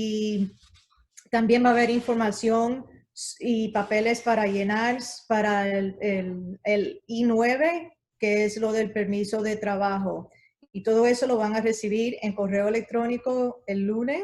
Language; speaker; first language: Spanish; early bilingual, heritage; Spanish